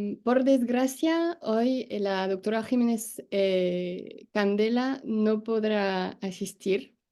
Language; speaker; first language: Spanish; non-native, fluent; French